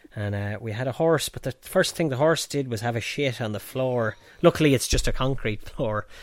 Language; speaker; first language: English; native; English